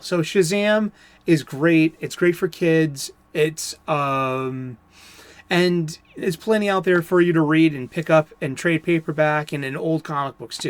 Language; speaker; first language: English; native; English